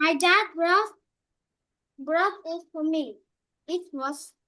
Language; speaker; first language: English; non-native, learner; Vietnamese